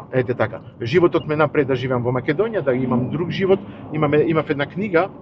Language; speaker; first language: Macedonian; early bilingual, heritage; Macedonian